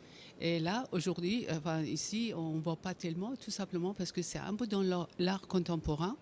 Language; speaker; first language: French; non-native, fluent; Persian